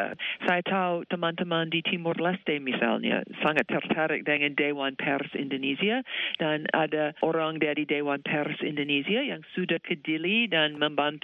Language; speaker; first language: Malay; non-native, fluent; English